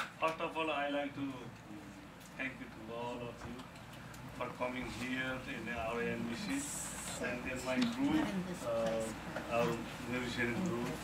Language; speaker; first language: English; non-native, learner; Nepali